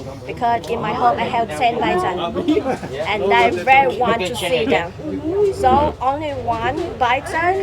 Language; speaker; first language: English; non-native, learner; Vietnamese